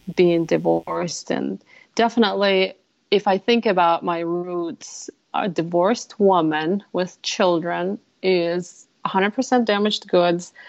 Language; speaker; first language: English; non-native, fluent; Russian